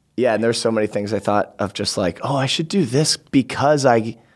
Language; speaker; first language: English; native; English